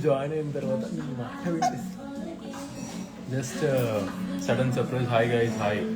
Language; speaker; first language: Telugu; native; Telugu